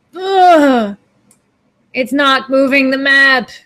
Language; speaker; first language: English; native; English